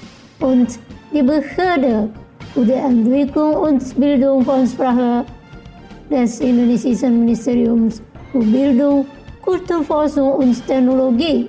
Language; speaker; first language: German; non-native, fluent; Indonesian